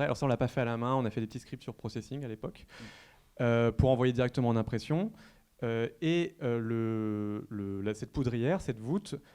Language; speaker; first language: French; native; French